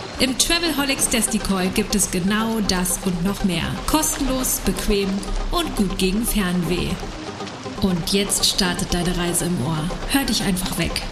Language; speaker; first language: German; native; German